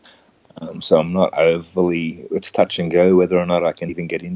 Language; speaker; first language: English; native; English